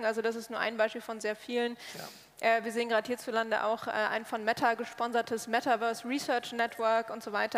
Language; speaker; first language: German; native; German